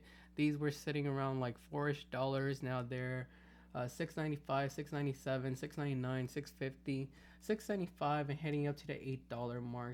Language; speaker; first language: English; native; English